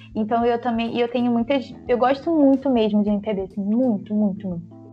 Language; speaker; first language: Portuguese; native; Portuguese